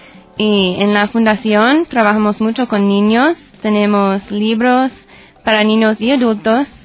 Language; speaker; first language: Spanish; non-native, learner; English